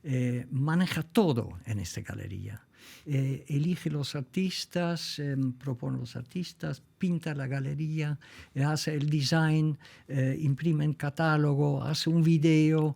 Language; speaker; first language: Spanish; non-native, fluent; Dutch